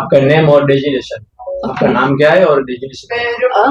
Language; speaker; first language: Hindi; non-native, local second language; Gujarati